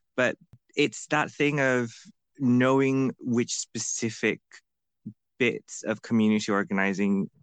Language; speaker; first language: English; non-native, local second language; Bangla